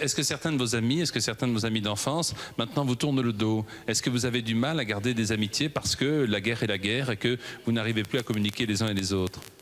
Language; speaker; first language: French; native; French